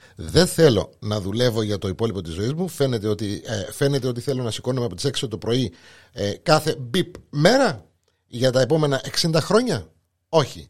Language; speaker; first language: Greek; native; Greek